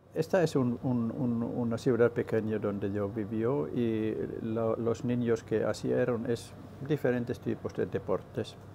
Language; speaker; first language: Spanish; non-native, learner; Finnish